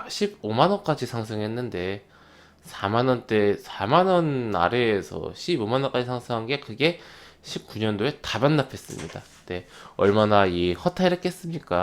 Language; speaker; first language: Korean; native; Korean